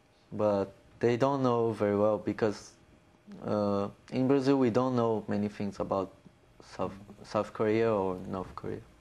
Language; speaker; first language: English; non-native, fluent; Portuguese